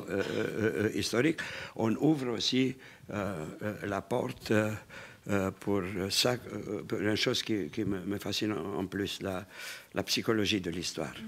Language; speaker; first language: French; non-native, fluent; Romanian